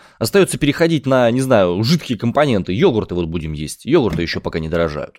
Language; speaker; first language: Russian; native; Russian